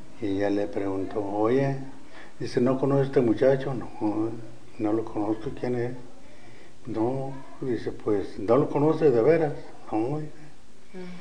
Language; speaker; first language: Spanish; native; Spanish